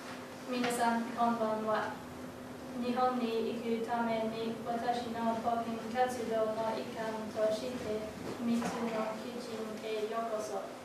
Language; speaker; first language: Japanese; non-native, learner; English